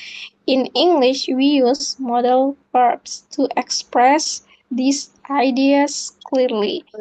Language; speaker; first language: English; non-native, fluent; Indonesian